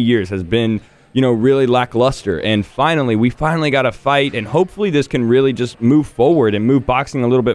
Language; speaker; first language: English; native; English